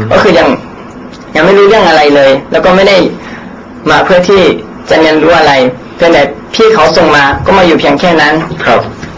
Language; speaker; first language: Thai; non-native, local second language; Akha